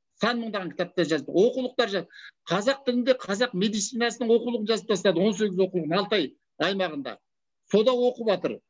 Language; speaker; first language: Kazakh; native; Kazakh